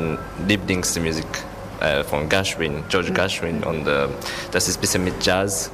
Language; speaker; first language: German; non-native, learner; Japanese